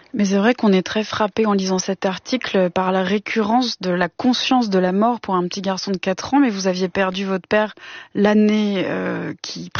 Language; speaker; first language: French; native; French